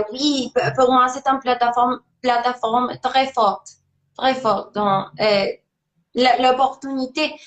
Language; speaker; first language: French; non-native, learner; Spanish